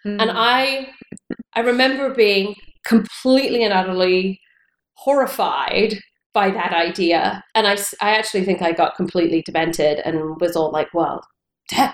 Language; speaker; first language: English; native; English